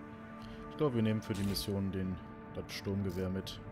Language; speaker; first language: German; native; German